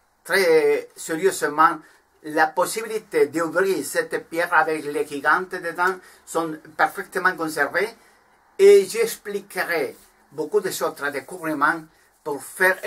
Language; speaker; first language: French; non-native, learner; Spanish